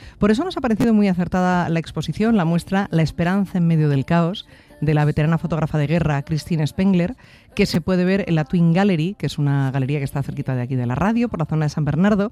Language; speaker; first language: Spanish; native; Spanish